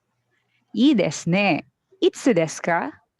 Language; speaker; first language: Japanese; non-native, learner; Filipino